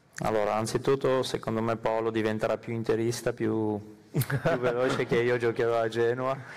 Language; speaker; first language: Italian; non-native, fluent; Armenian